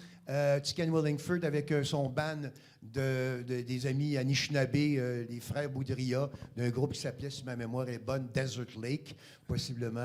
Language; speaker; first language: French; native; French